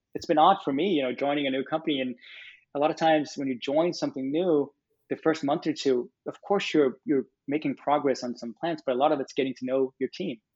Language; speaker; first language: English; non-native, fluent; Danish